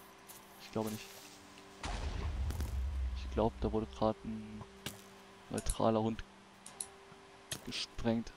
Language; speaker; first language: German; native; German